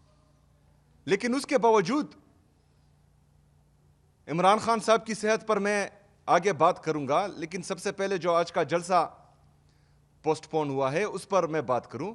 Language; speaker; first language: Urdu; non-native, local second language; Pashto